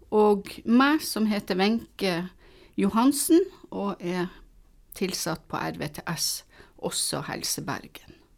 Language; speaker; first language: Norwegian; native; Norwegian